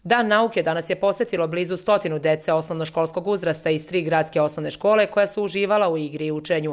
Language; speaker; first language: Bosnian; native; Bosnian